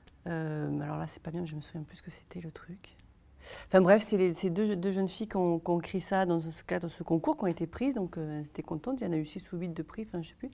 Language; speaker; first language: French; native; French